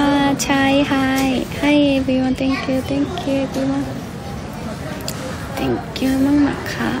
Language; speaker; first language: English; non-native, learner; Korean